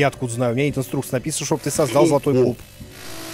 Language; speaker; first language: Russian; native; Russian